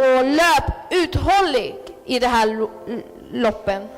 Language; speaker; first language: Swedish; early bilingual, other home language; Spanish